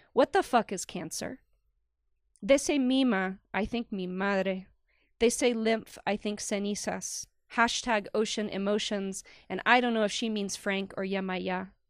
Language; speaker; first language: English; early bilingual, other home language; Spanish